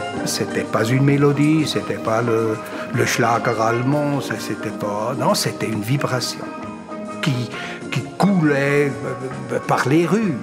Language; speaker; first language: French; non-native, local second language; German